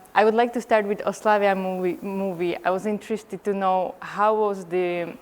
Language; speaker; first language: English; non-native, fluent; Slovak